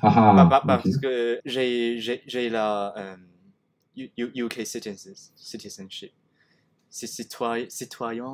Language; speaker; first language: French; non-native, learner; Cantonese